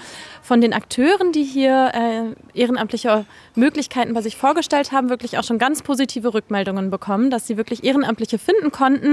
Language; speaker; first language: German; native; German